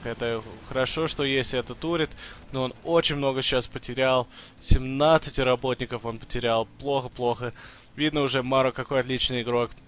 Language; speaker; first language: Russian; early bilingual, heritage; Russian